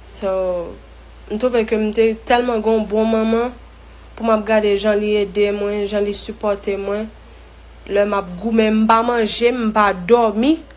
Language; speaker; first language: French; non-native, local second language; Haitian Creole